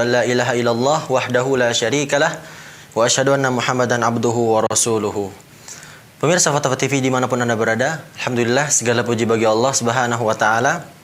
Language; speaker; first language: Indonesian; native; Indonesian